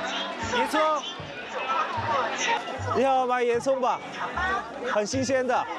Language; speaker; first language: Chinese; non-native, learner; Korean